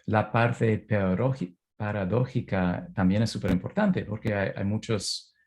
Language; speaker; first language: Spanish; non-native, fluent; English